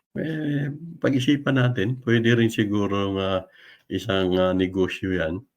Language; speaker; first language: Filipino; non-native, local second language; Cebuano